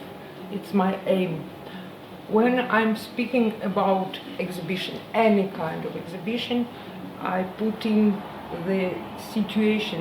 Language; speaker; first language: English; non-native, learner; Ukrainian